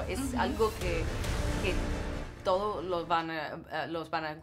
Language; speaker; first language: Spanish; non-native, learner; English